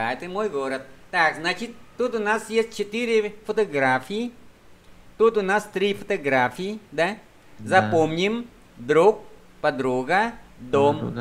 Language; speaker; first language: Russian; non-native, fluent; Vietnamese